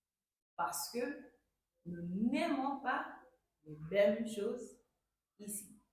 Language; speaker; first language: French; non-native, fluent; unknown